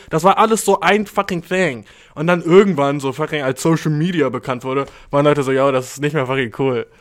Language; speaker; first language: German; early bilingual, other home language; Albanian